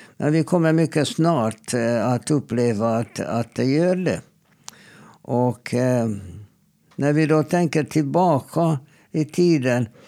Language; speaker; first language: Swedish; non-native, fluent; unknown